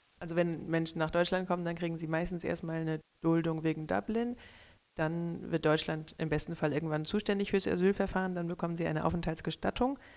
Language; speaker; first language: German; native; German